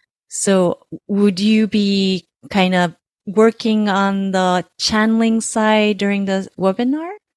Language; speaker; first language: English; non-native, fluent; Japanese